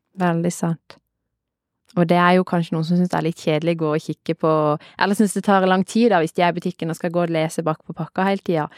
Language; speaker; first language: Norwegian; native; Norwegian